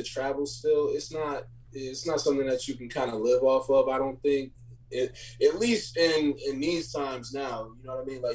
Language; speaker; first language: English; native; English